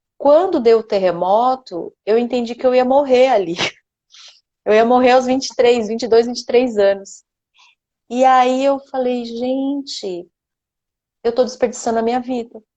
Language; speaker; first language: Portuguese; non-native, local second language; Japanese